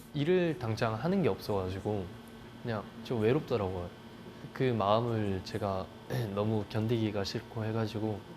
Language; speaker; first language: Korean; native; Korean